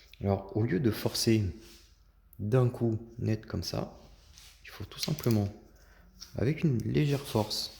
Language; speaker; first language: French; native; French